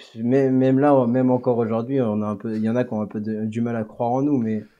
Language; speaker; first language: French; native; French